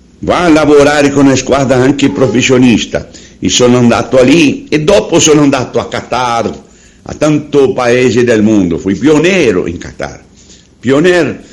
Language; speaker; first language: Italian; non-native, learner; Portuguese